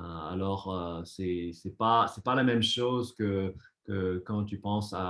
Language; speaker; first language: French; non-native, fluent; English